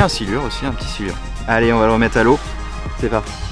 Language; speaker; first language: French; native; French